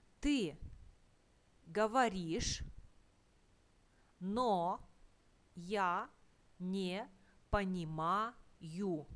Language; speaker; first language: Russian; non-native, fluent; Turkish